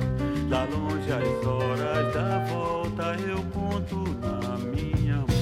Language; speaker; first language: English; non-native, fluent; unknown